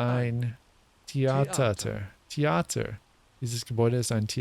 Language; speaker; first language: German; non-native, learner; English